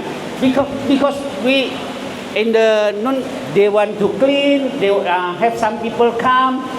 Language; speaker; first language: English; non-native, learner; Indonesian